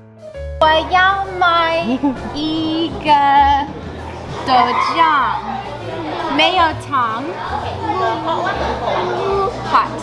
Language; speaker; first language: Chinese; non-native, learner; English